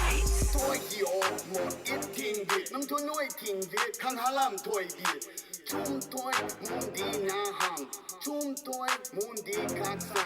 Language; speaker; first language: Vietnamese; non-native, learner; English